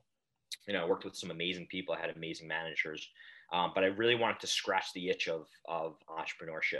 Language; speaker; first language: English; native; English